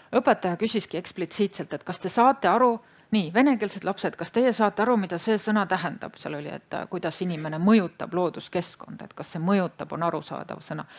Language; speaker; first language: Estonian; native; Estonian